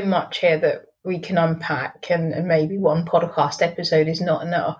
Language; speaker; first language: English; native; English